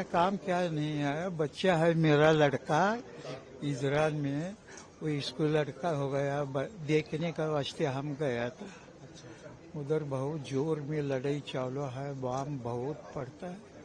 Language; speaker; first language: Hindi; non-native, local second language; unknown